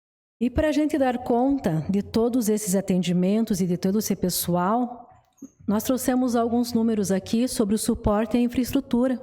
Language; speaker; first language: Portuguese; native; Portuguese